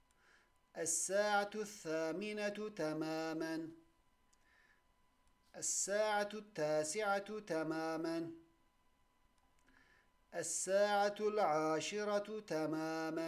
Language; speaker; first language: Arabic; non-native, fluent; Turkish